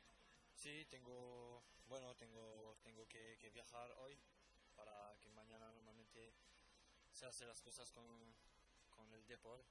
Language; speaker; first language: Spanish; non-native, fluent; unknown